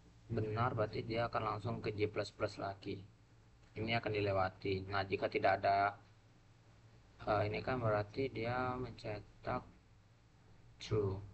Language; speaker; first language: Indonesian; native; Indonesian